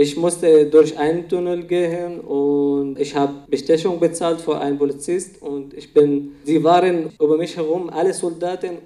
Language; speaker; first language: German; non-native, fluent; Arabic